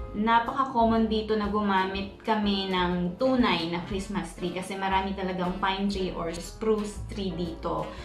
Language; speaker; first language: Filipino; non-native, local second language; Iloko